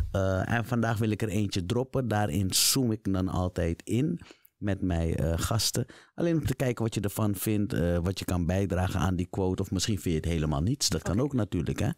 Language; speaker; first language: Dutch; native; Dutch